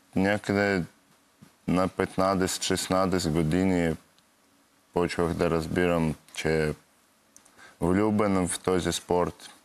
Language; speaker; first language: Bulgarian; non-native, learner; Russian